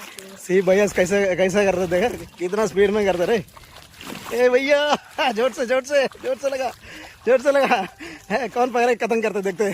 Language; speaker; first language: Hindi; non-native, local second language; Malayalam